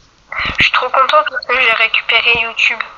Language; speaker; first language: French; native; French